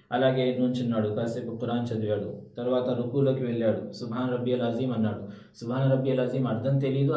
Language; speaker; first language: Telugu; non-native, local second language; Urdu